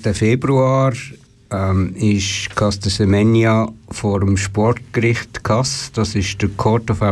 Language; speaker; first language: German; native; German